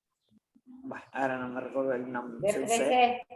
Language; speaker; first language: Catalan; non-native, fluent; Spanish